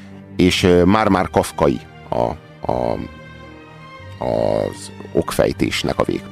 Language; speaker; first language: Hungarian; native; Hungarian